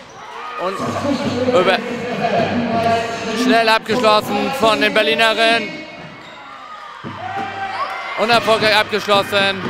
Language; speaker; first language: German; native; German